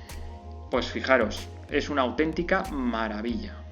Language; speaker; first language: Spanish; native; Spanish